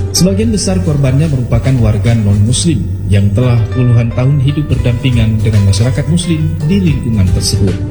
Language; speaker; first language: Indonesian; native; Indonesian